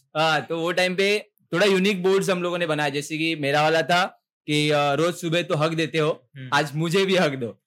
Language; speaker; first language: Hindi; non-native, local second language; Marathi